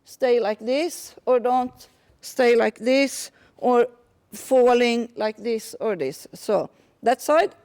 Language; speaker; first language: English; non-native, fluent; Swedish